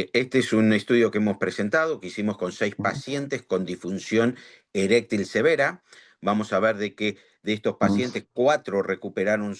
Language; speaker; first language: Spanish; native; Spanish